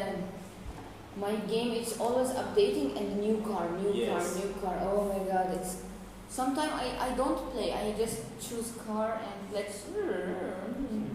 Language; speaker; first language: English; non-native, learner; Portuguese